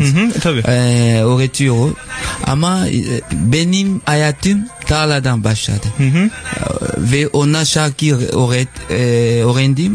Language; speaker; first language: Turkish; non-native, learner; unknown